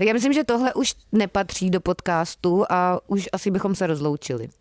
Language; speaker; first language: Czech; native; Czech